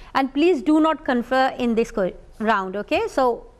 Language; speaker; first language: English; non-native, local second language; Urdu